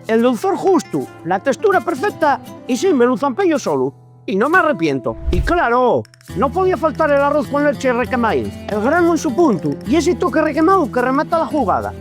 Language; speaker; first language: Asturian; native; Asturian